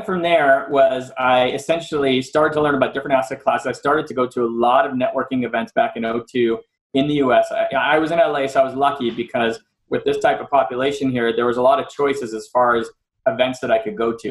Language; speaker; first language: English; native; English